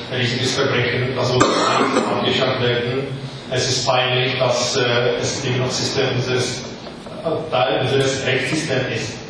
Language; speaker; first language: German; non-native, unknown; Czech